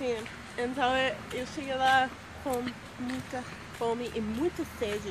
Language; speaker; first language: Portuguese; non-native, fluent; English